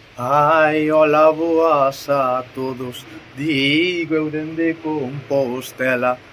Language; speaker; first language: Galician; native; Galician